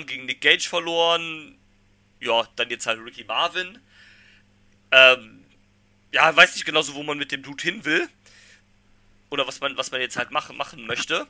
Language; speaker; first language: German; native; German